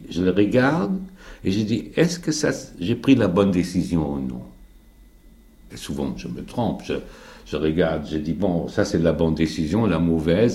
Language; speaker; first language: French; non-native, fluent; German